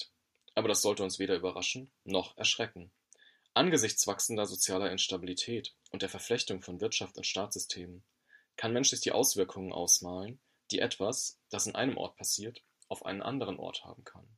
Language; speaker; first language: German; native; German